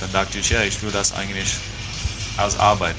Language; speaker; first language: German; non-native, fluent; English